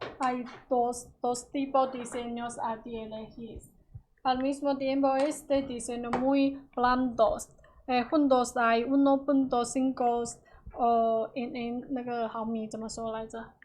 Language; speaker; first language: Spanish; non-native, learner; Chinese